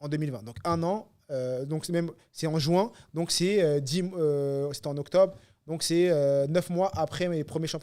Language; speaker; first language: French; native; French